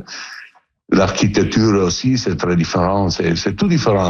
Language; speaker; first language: French; non-native, learner; Italian